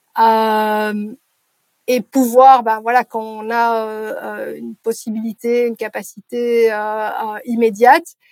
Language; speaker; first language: French; native; French